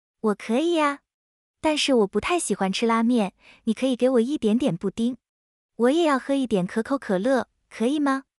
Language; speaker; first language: Chinese; non-native, learner; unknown